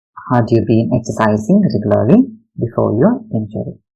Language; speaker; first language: English; non-native, local second language; Malayalam